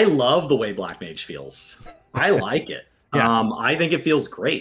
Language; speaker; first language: English; native; English